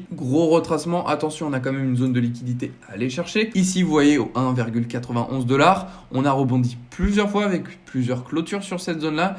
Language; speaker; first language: French; native; French